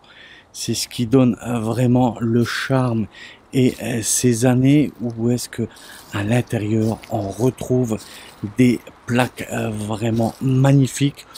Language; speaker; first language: French; native; French